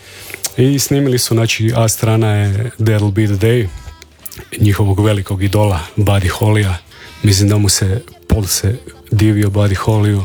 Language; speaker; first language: Serbian; native; Serbian